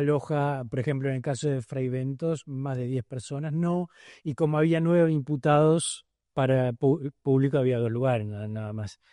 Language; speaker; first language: Spanish; native; Spanish